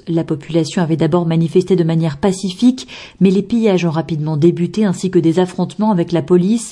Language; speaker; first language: French; native; French